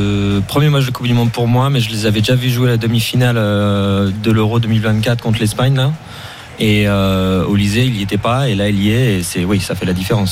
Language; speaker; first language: French; native; French